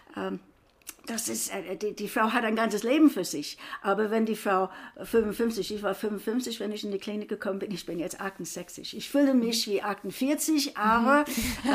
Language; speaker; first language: German; non-native, fluent; English